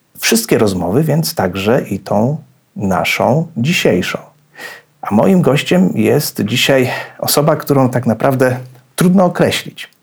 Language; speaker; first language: Polish; native; Polish